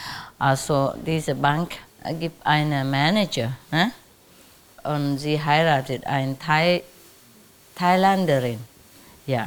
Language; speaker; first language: German; non-native, learner; Vietnamese